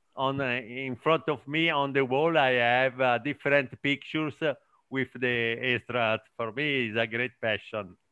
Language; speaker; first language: English; non-native, learner; Italian